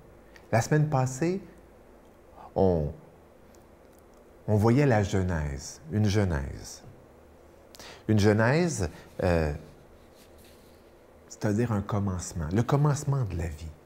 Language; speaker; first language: French; native; French